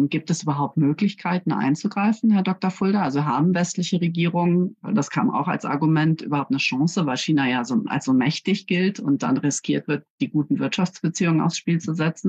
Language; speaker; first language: German; native; German